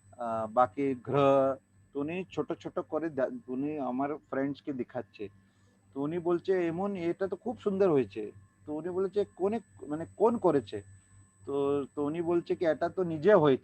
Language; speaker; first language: Bangla; non-native, learner; Hindi